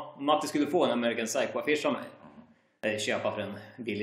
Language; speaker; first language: Swedish; native; Swedish